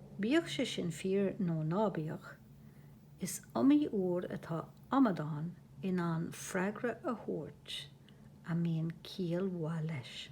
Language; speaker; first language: Irish; native; Irish